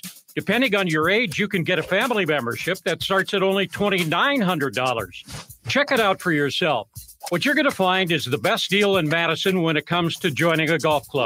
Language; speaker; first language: English; native; English